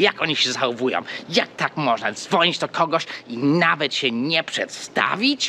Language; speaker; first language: Polish; early bilingual, heritage; Polish